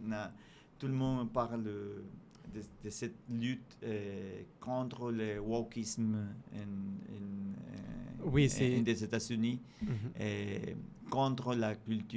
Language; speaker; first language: French; non-native, fluent; Spanish